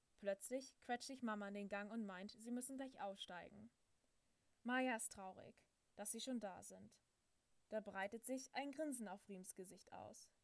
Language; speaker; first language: German; native; German